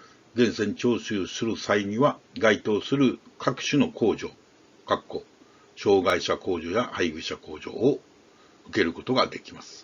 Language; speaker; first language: Japanese; native; Japanese